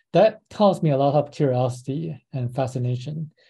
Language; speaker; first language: English; non-native, fluent; Chinese